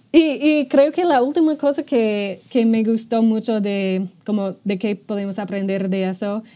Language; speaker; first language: Spanish; non-native, fluent; English